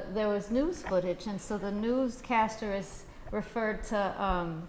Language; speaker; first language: English; native; English